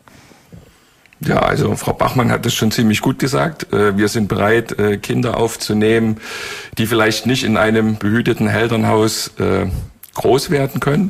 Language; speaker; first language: German; native; German